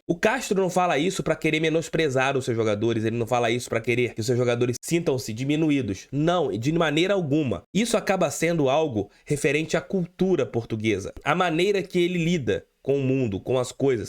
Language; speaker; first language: Portuguese; native; Portuguese